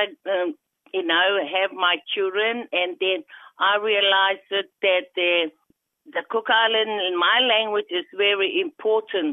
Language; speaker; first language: English; non-native, fluent; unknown